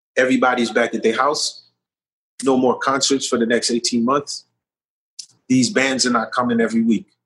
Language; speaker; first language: English; early bilingual, other home language; Haitian Creole